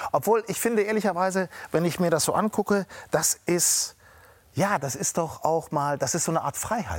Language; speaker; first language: German; native; German